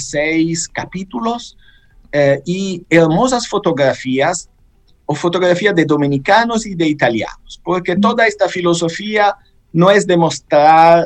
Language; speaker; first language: Spanish; non-native, fluent; Italian